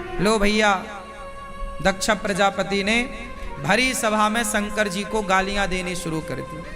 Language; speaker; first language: Hindi; native; Hindi